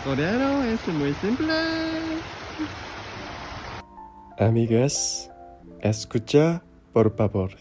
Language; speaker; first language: Spanish; non-native, learner; Korean